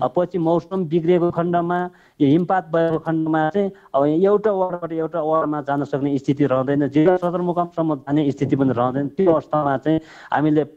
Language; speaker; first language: Nepali; non-native, local second language; Tibetan